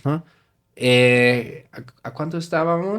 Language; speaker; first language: Spanish; non-native, fluent; German